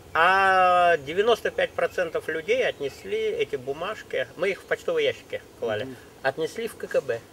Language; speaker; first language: Russian; native; Russian